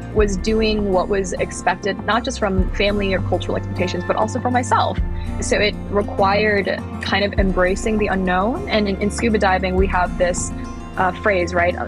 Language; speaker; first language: English; early bilingual, other home language; Thai